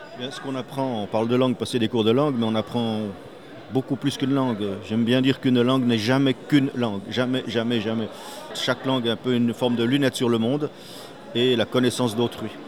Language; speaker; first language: French; native; French